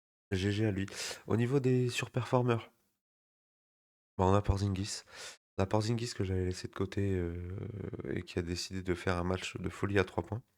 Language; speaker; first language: French; native; French